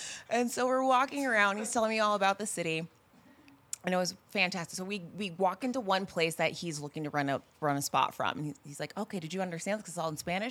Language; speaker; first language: English; native; English